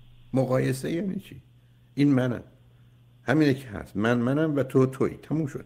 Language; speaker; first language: Persian; native; Persian